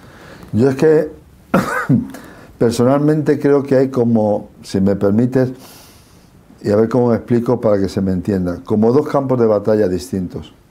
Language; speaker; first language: Spanish; native; Spanish